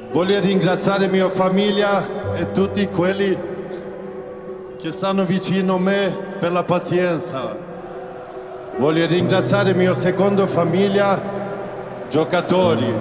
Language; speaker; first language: Italian; non-native, fluent; Swedish